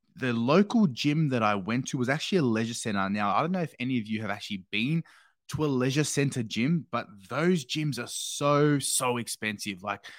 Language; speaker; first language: English; native; English